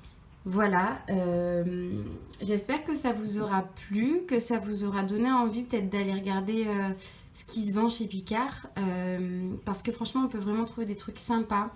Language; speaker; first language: French; native; French